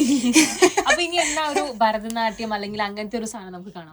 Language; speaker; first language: Malayalam; native; Malayalam